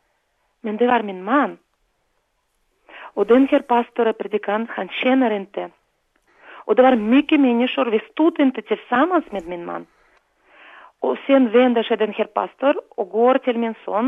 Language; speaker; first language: Swedish; non-native, learner; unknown